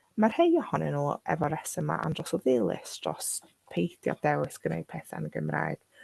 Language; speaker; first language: Welsh; non-native, local second language; English